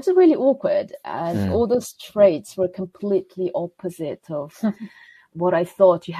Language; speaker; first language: English; non-native, fluent; Korean